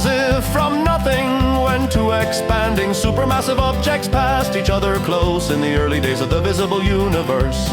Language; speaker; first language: English; non-native, fluent; Finnish